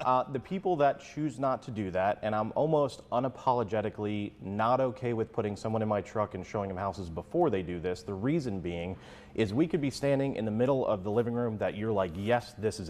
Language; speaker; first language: English; native; English